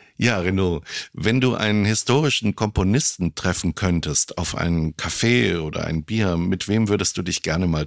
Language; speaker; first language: German; native; German